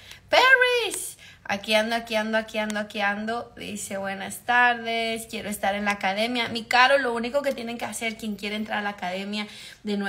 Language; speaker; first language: Spanish; native; Spanish